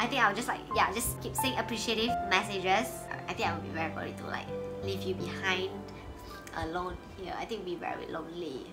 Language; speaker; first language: English; non-native, local second language; Chinese